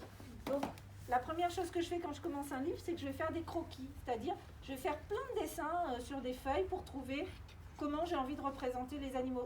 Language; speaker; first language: French; native; French